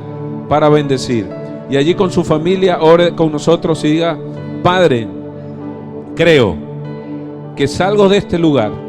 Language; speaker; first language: Spanish; native; Spanish